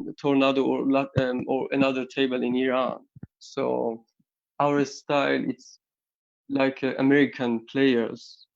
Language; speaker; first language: English; non-native, learner; Persian